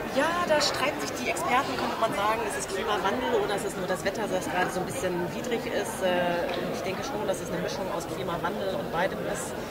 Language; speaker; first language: German; native; German